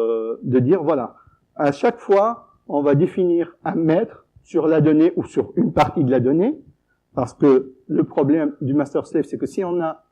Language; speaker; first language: French; native; French